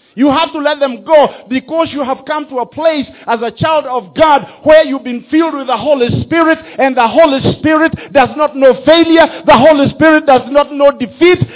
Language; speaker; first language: English; non-native, local second language; Kikuyu